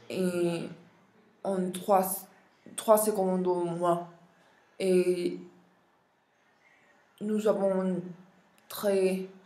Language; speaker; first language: French; non-native, learner; Spanish